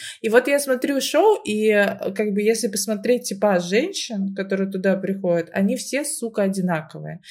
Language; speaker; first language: Russian; native; Russian